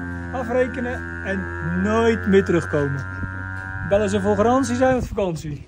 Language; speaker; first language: Dutch; native; Dutch